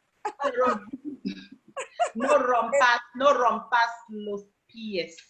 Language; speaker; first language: Spanish; non-native, learner; English